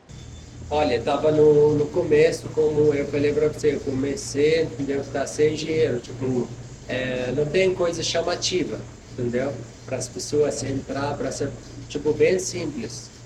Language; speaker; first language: Portuguese; non-native, fluent; Arabic